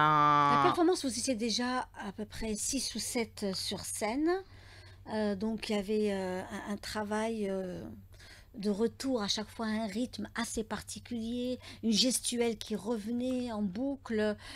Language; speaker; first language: French; native; French